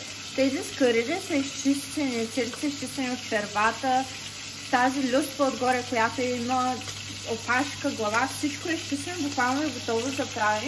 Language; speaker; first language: Bulgarian; native; Bulgarian